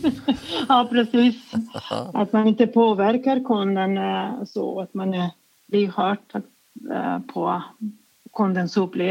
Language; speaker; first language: Swedish; non-native, fluent; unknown